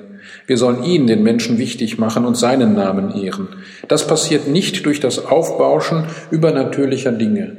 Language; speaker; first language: German; native; German